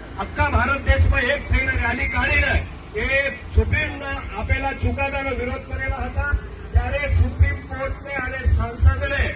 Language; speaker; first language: Gujarati; non-native, local second language; Marathi